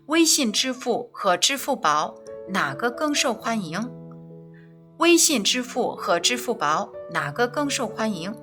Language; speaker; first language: Chinese; non-native, fluent; Korean